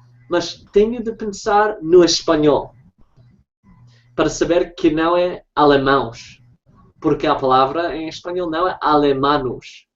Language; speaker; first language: Portuguese; non-native, fluent; English